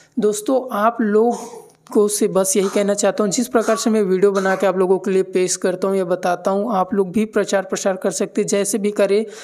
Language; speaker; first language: Hindi; native; Hindi